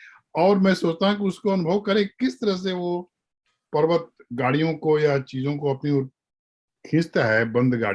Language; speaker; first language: Hindi; native; Hindi